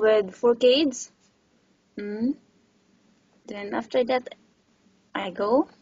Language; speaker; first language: English; non-native, learner; Filipino